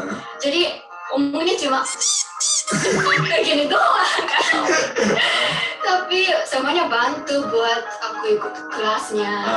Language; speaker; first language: Indonesian; non-native, fluent; Japanese